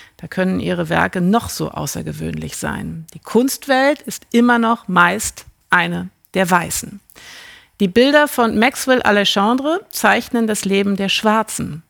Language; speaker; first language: German; native; German